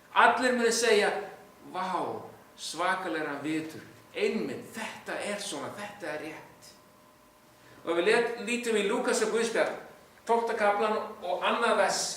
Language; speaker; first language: Icelandic; non-native, fluent; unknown